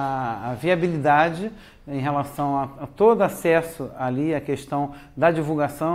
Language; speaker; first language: Portuguese; native; Portuguese